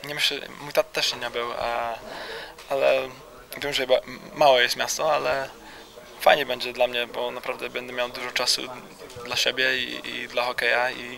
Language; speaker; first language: Polish; early bilingual, heritage; Polish